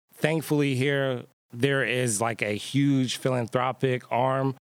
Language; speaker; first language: English; native; English